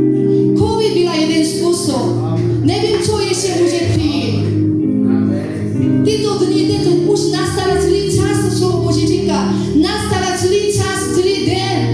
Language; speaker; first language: Czech; non-native, fluent; Korean